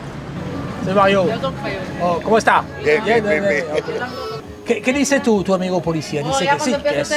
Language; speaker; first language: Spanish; non-native, learner; French